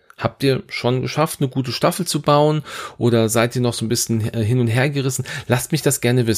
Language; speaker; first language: German; native; German